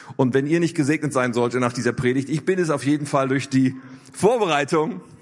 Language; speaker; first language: German; native; German